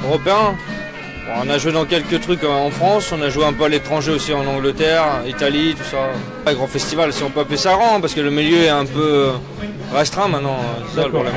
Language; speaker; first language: French; native; French